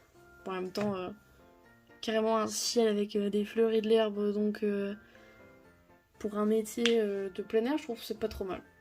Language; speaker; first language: French; native; French